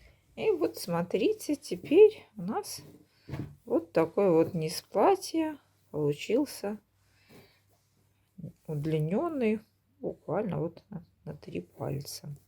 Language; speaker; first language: Russian; native; Russian